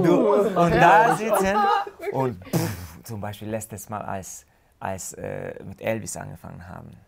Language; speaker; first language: German; non-native, fluent; Hungarian